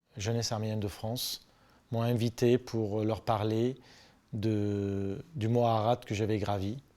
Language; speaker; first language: French; non-native, local second language; Armenian